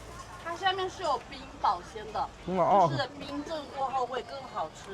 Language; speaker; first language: Chinese; native; Chinese